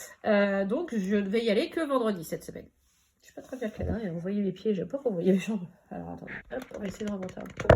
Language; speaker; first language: French; native; French